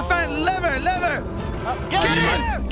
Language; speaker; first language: English; native; English